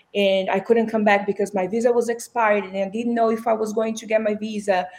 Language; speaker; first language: English; non-native, fluent; Portuguese